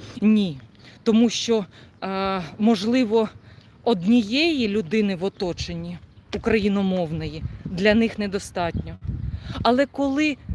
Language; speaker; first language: Ukrainian; non-native, local second language; Russian